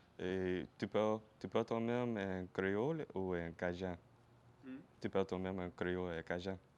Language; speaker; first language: French; non-native, local second language; English